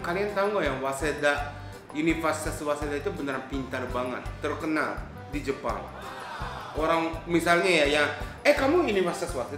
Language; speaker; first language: Indonesian; non-native, fluent; Japanese